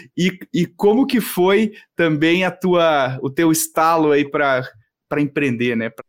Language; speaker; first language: Portuguese; native; Portuguese